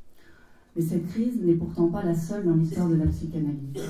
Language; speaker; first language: French; native; French